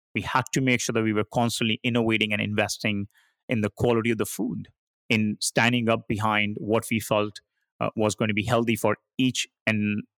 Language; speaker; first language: English; non-native, local second language; Hindi